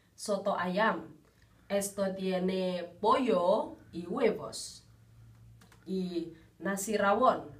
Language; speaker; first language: Spanish; non-native, learner; Indonesian